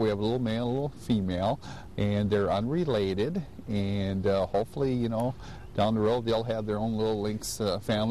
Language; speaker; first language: English; native; English